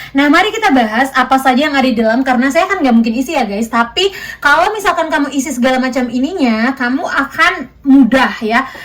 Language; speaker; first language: Indonesian; native; Indonesian